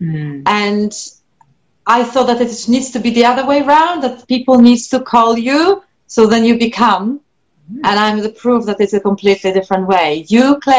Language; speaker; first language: English; non-native, fluent; Polish